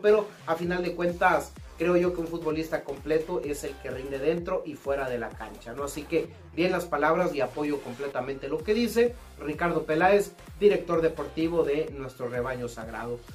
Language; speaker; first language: Spanish; native; Spanish